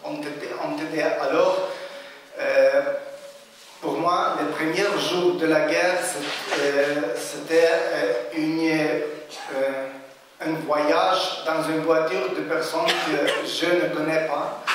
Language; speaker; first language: French; non-native, fluent; Ukrainian